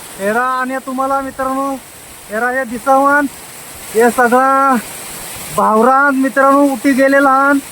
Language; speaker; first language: Marathi; non-native, local second language; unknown